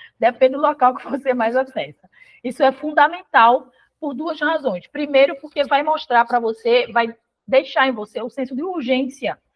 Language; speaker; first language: Portuguese; native; Portuguese